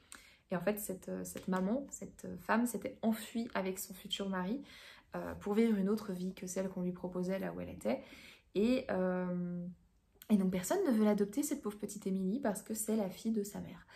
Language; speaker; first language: French; native; French